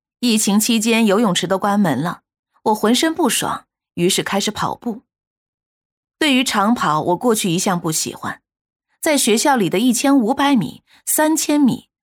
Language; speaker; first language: Chinese; native; Chinese